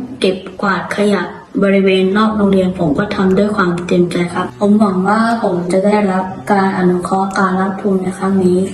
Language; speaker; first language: Thai; native; Thai